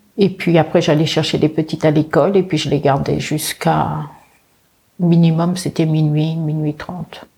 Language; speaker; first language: French; early bilingual, other home language; Portuguese